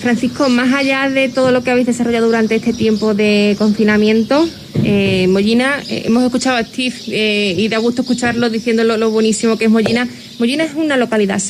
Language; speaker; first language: Spanish; native; Spanish